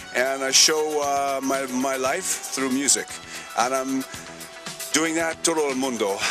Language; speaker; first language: English; native; English